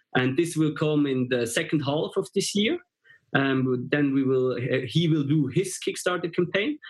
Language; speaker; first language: English; non-native, fluent; German